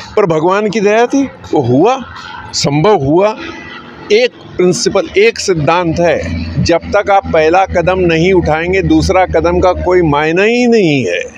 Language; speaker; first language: Hindi; native; Hindi